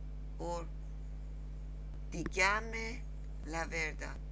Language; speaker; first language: Spanish; non-native, learner; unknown